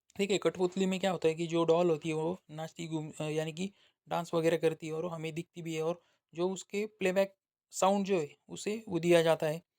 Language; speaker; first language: Hindi; non-native, local second language; Marathi